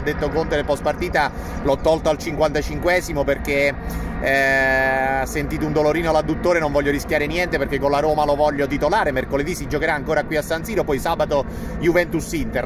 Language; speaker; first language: Italian; native; Italian